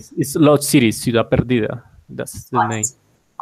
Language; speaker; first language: English; non-native, learner; Spanish